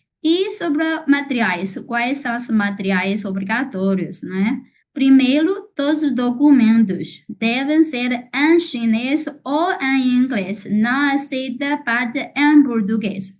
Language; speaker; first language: Portuguese; non-native, fluent; Chinese